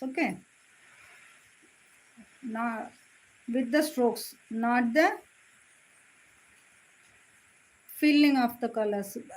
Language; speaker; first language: English; non-native, local second language; Tamil